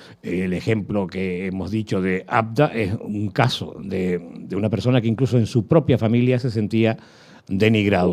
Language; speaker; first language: Spanish; native; Spanish